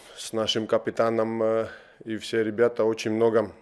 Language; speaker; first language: Russian; non-native, local second language; Georgian